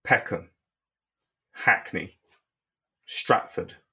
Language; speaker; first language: English; native; English